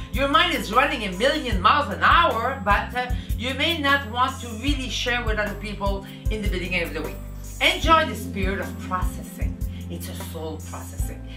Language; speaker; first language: English; native; English